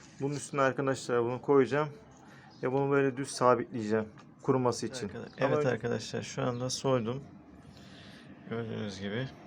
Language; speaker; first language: Turkish; native; Turkish